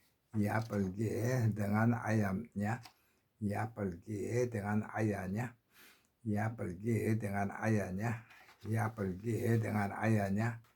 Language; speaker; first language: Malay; non-native, learner; Korean